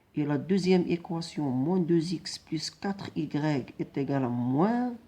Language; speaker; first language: French; non-native, local second language; Arabic